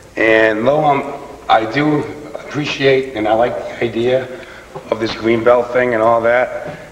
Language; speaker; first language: English; native; English